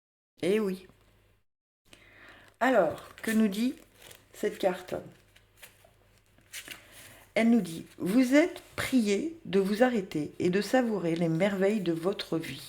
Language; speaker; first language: French; native; French